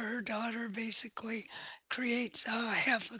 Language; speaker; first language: English; native; English